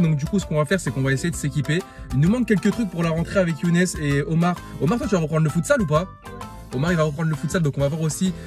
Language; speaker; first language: French; native; French